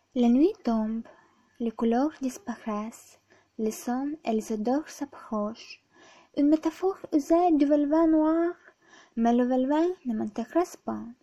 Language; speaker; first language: French; non-native, fluent; Ukrainian